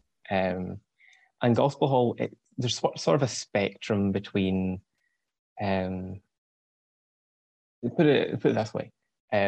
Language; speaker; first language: English; native; English